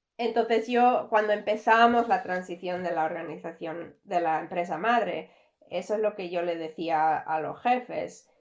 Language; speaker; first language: Spanish; early bilingual, heritage; English